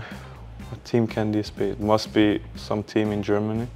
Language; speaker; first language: English; non-native, fluent; Swedish